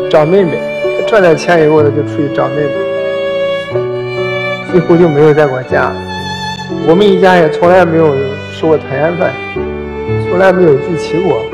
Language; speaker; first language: Chinese; native; Chinese